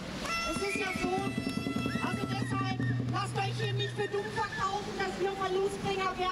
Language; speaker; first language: German; native; German